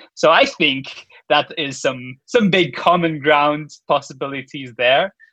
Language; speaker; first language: English; non-native, fluent; Luxembourgish